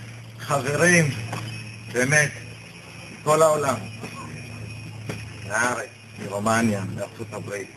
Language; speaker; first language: Hebrew; early bilingual, other home language; Romanian